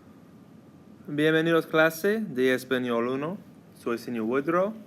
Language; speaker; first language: Spanish; non-native, fluent; English